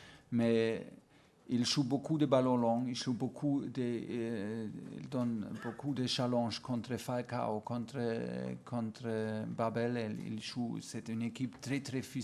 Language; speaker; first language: French; non-native, fluent; German